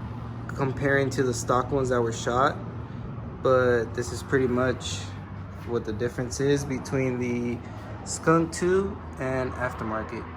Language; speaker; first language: English; native; English